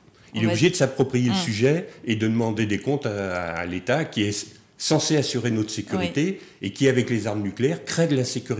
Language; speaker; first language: French; native; French